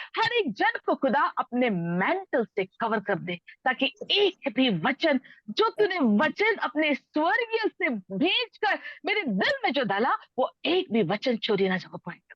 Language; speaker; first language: Hindi; non-native, local second language; Telugu